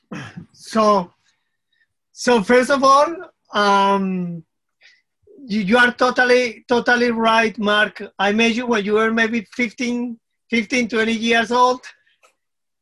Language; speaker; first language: English; non-native, fluent; Spanish